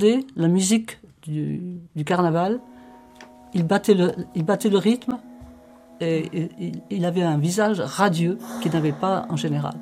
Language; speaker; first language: French; native; French